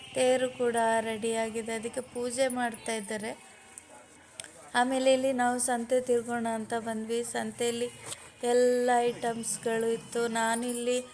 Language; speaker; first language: Kannada; non-native, local second language; Tulu